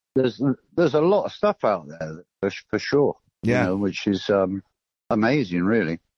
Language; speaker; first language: English; native; English